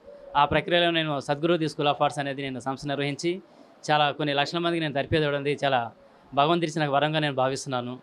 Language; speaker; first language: Telugu; native; Telugu